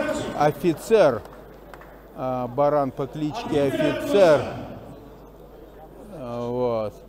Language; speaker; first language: Russian; native; Russian